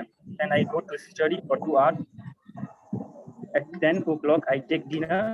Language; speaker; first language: English; non-native, learner; Hindi